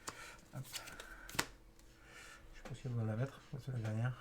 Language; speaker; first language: French; native; French